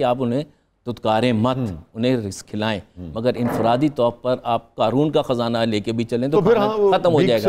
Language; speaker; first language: Urdu; native; Urdu